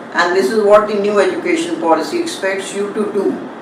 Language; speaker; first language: English; non-native, local second language; Punjabi